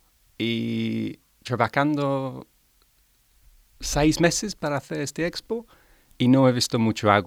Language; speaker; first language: Spanish; non-native, learner; English